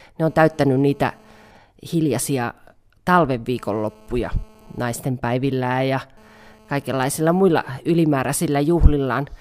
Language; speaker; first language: Finnish; native; Finnish